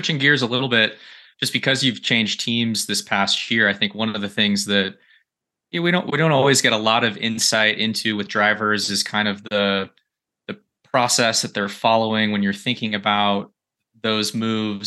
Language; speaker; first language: English; native; English